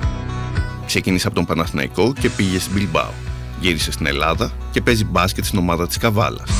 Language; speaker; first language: Greek; native; Greek